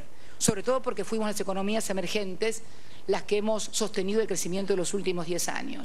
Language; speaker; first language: Spanish; native; Spanish